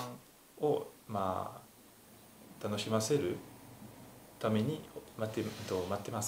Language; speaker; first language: Japanese; non-native, fluent; French